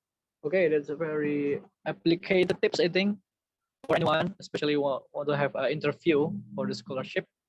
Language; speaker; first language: English; non-native, learner; Indonesian